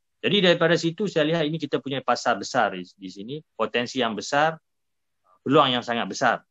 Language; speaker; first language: Malay; native; Malay